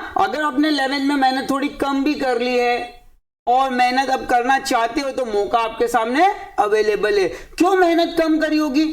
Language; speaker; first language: Hindi; native; Hindi